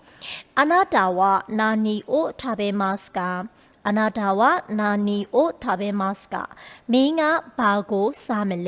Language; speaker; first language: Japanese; non-native, fluent; Burmese